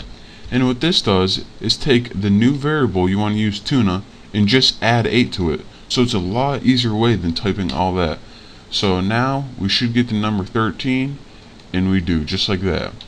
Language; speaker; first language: English; native; English